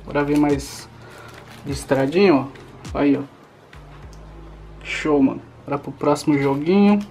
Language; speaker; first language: Portuguese; native; Portuguese